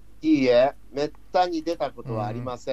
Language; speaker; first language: Japanese; non-native, learner; Chinese